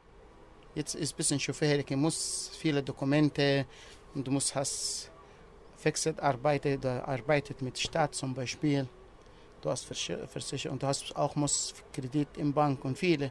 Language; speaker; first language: German; non-native, learner; Arabic